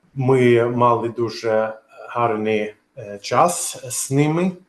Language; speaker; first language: Ukrainian; non-native, learner; Swedish